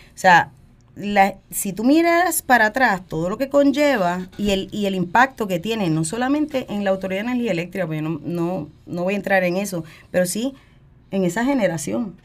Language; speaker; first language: Spanish; native; Spanish